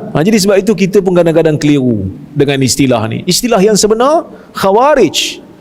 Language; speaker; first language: Malay; native; Malay